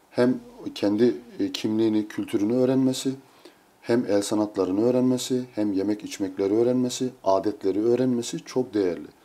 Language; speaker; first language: Turkish; native; Turkish